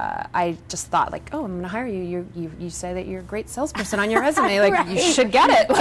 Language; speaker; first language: English; native; English